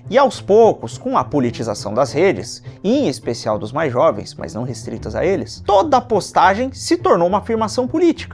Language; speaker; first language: Portuguese; native; Portuguese